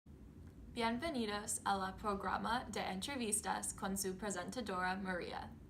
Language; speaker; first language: Spanish; non-native, learner; English